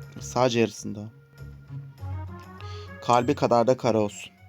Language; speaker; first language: Turkish; native; Turkish